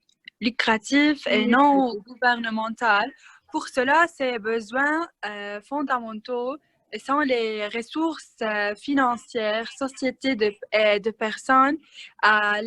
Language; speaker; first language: French; non-native, learner; Arabic